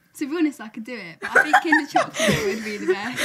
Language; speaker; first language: English; native; English